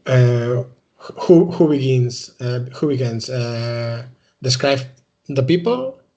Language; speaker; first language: English; non-native, learner; Spanish